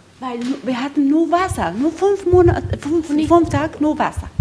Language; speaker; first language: German; non-native, learner; Persian